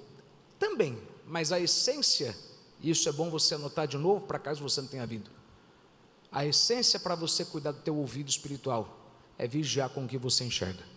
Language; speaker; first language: Portuguese; native; Portuguese